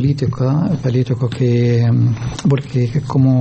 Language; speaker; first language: Spanish; non-native, learner; Arabic